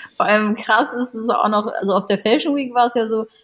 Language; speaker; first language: German; early bilingual, other home language; Japanese